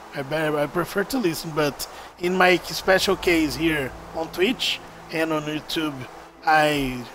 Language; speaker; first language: English; non-native, learner; Portuguese